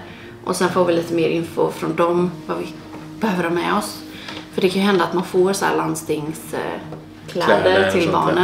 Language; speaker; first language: Swedish; native; Swedish